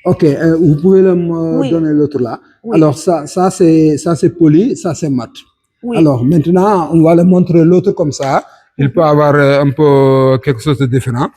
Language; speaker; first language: French; non-native, local second language; Wolof